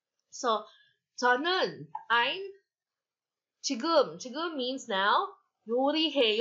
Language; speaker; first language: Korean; non-native, fluent; Filipino